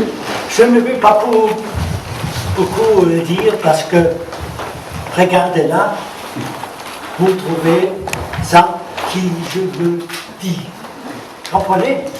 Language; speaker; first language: French; non-native, learner; German